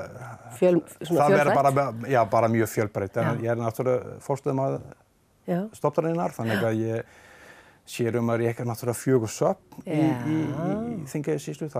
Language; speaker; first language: Icelandic; non-native, fluent; Danish